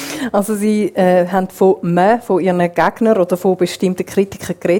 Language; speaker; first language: German; native; German